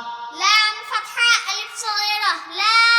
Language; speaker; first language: Arabic; non-native, learner; Bangla